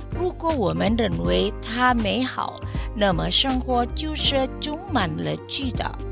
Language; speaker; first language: Chinese; non-native, fluent; Indonesian